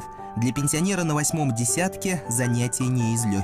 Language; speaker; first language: Russian; native; Russian